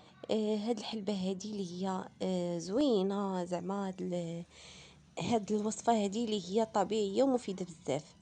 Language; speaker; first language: Arabic; native; Arabic